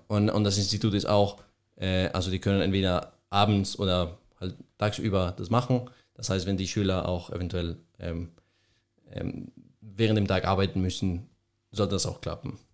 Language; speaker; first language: German; non-native, fluent; Spanish